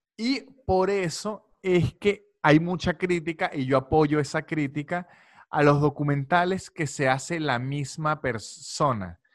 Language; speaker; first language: Spanish; native; Spanish